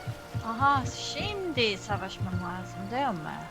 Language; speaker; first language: Turkish; non-native, learner; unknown